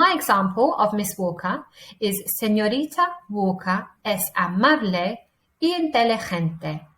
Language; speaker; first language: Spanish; non-native, fluent; English